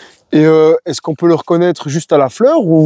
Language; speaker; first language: French; native; French